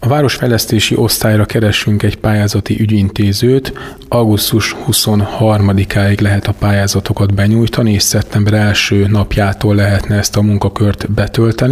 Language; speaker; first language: Hungarian; native; Hungarian